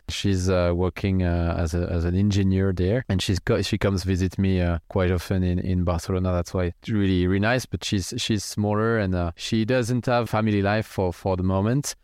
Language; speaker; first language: English; non-native, fluent; French